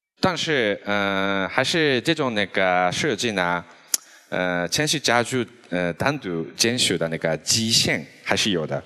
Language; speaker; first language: Chinese; non-native, fluent; Japanese